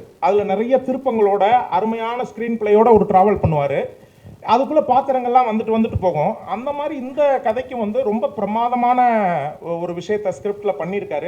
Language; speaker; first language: Tamil; native; Tamil